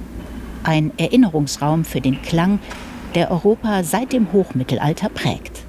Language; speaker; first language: German; native; German